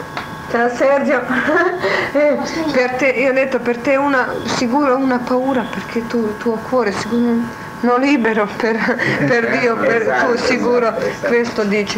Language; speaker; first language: Italian; non-native, learner; Croatian